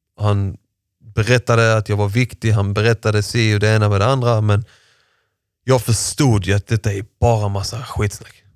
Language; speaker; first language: Swedish; early bilingual, other home language; Persian